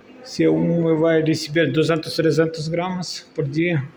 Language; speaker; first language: Portuguese; non-native, learner; Russian